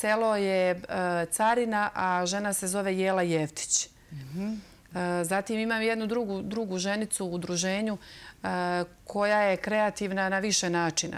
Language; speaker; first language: Serbian; native; Serbian